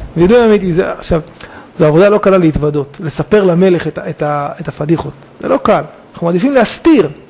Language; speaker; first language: Hebrew; native; Hebrew